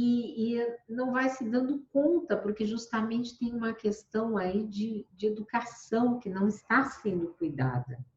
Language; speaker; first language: Portuguese; native; Portuguese